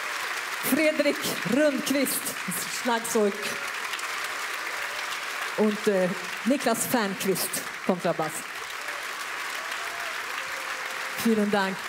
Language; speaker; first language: German; non-native, learner; Swedish